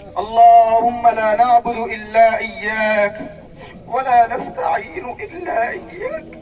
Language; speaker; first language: Arabic; non-native, fluent; Bangla